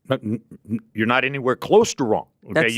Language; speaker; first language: English; native; English